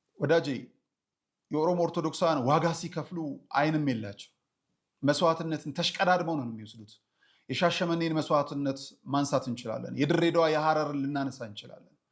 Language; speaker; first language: Amharic; non-native, local second language; Oromo